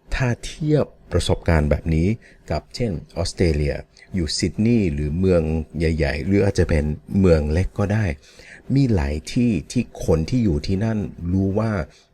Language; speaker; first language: Thai; non-native, fluent; English